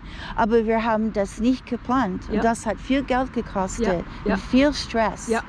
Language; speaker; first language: German; non-native, fluent; English